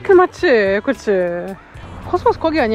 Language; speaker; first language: Korean; non-native, fluent; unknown